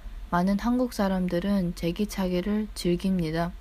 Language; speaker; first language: Korean; non-native, learner; English